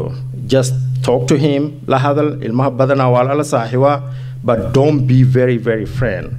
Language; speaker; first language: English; early bilingual, heritage; Somali